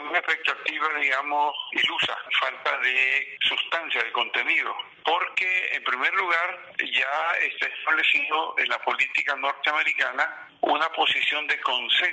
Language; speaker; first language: Spanish; native; Spanish